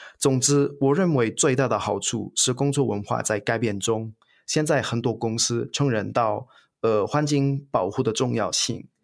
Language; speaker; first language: Chinese; non-native, fluent; English